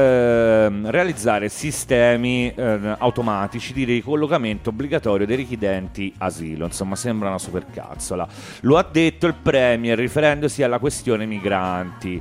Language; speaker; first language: Italian; native; Italian